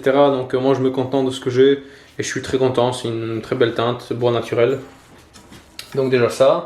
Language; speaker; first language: French; native; French